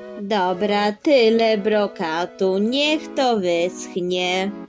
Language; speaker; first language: Polish; early bilingual, heritage; Polish